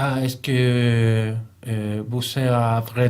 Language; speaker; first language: French; non-native, learner; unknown